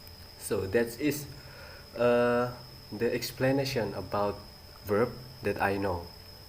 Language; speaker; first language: English; non-native, learner; Indonesian